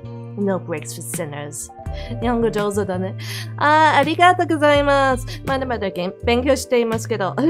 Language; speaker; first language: Japanese; non-native, learner; English